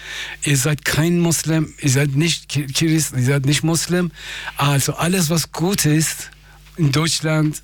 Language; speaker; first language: German; non-native, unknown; Persian